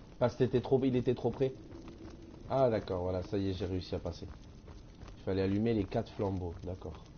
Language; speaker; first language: French; native; French